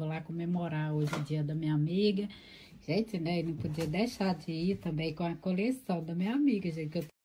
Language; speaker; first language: Portuguese; native; Portuguese